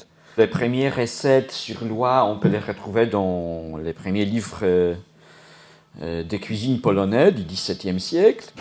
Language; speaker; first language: French; non-native, fluent; Polish